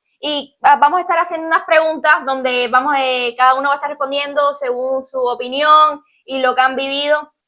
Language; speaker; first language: Spanish; native; Spanish